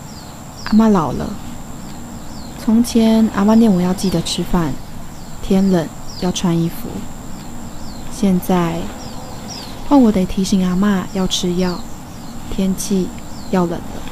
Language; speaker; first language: Chinese; native; Chinese